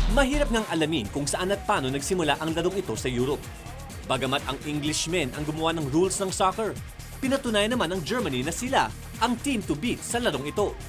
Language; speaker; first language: Filipino; native; Filipino